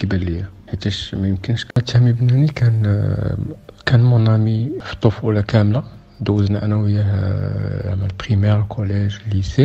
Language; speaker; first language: Arabic; native; Arabic